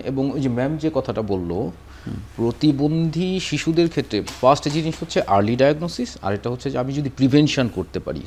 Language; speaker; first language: Bangla; native; Bangla